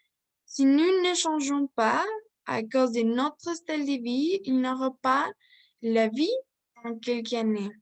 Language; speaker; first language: French; non-native, learner; Spanish